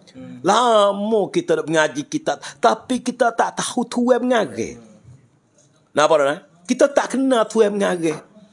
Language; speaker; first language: Malay; native; Malay